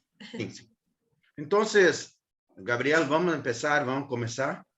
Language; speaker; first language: Spanish; non-native, learner; Portuguese